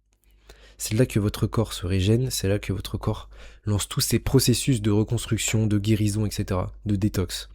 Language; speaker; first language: French; native; French